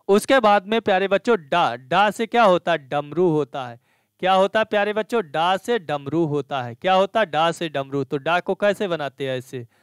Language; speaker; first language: Hindi; native; Hindi